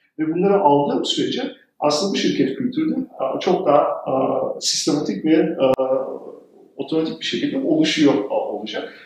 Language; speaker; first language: Turkish; early bilingual, heritage; Turkish